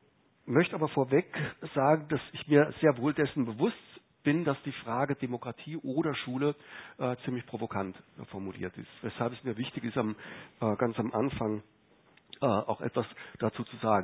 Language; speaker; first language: German; native; German